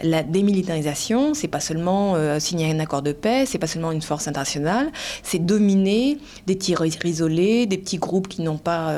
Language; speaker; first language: French; native; French